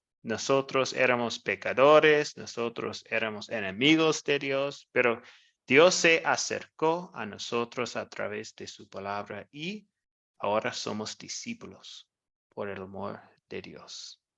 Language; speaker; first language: Spanish; non-native, fluent; English